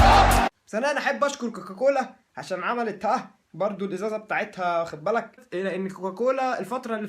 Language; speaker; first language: Arabic; native; Arabic